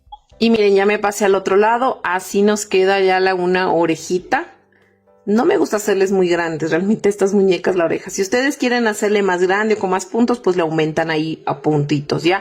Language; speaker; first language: Spanish; native; Spanish